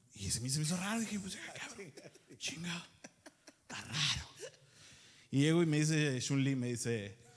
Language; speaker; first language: Spanish; native; Spanish